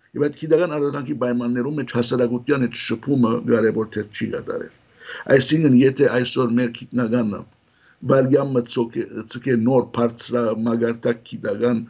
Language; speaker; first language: Armenian; early bilingual, heritage; Armenian